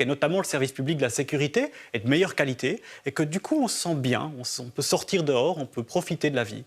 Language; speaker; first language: French; native; French